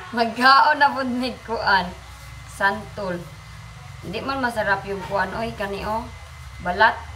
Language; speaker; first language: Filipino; non-native, local second language; Cebuano